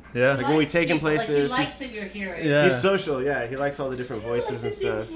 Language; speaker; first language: English; native; English